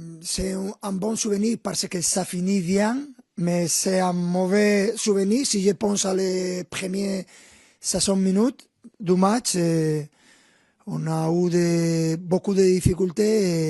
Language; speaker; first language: French; non-native, fluent; Spanish